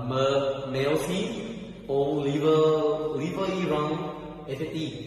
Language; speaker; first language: French; non-native, learner; Vietnamese